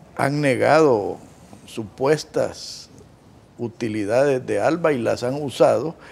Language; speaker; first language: Spanish; native; Spanish